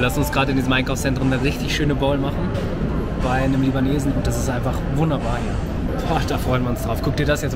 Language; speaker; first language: German; native; German